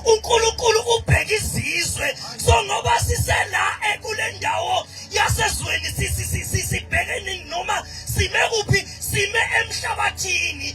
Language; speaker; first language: Zulu; native; Zulu